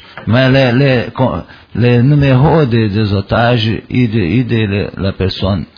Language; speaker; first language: French; non-native, learner; Portuguese